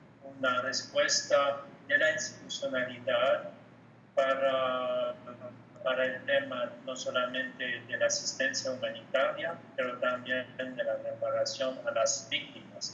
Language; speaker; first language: Spanish; non-native, fluent; French